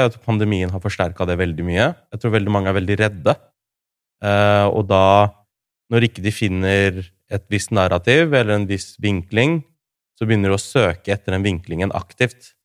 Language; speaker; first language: Norwegian; early bilingual, other home language; Urdu